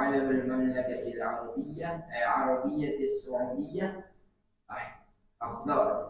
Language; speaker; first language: Arabic; non-native, learner; Indonesian